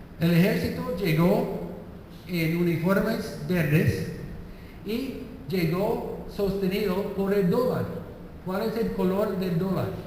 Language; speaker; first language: Spanish; non-native, fluent; English